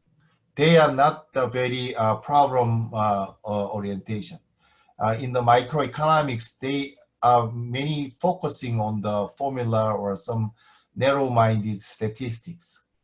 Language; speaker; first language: English; non-native, fluent; Korean